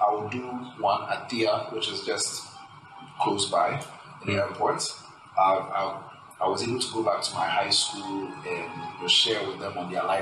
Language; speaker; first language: English; non-native, local second language; Akan